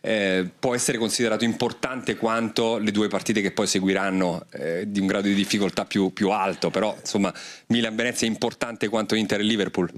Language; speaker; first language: Italian; native; Italian